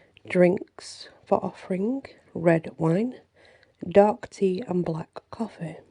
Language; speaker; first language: English; native; English